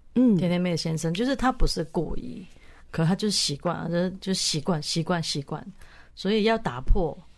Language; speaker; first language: Chinese; non-native, local second language; Cantonese